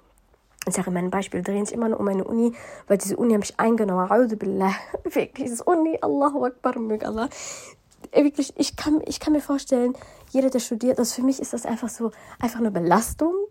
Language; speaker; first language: German; early bilingual, other home language; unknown